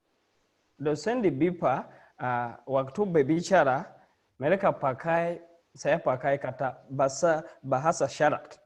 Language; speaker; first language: Indonesian; non-native, learner; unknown